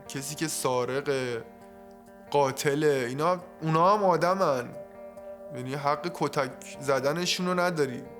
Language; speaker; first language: Persian; native; Persian